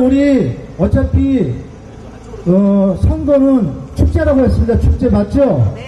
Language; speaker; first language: Korean; native; Korean